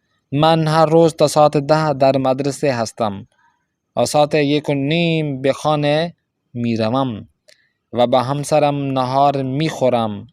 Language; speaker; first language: Persian; non-native, fluent; Urdu